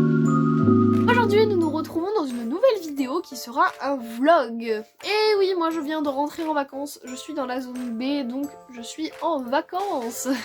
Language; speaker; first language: French; native; French